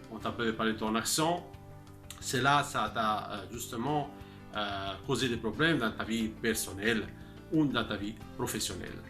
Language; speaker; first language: French; non-native, fluent; Italian